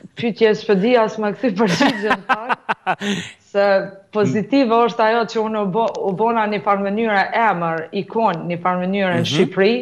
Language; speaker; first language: Albanian; early bilingual, heritage; Albanian